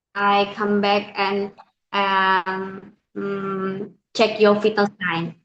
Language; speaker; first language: English; non-native, learner; Indonesian